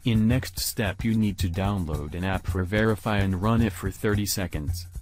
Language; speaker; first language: English; non-native, learner; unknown